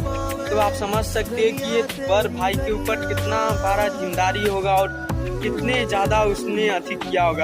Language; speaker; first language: Hindi; non-native, local second language; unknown